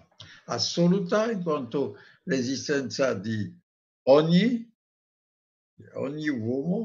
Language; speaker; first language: Italian; non-native, fluent; French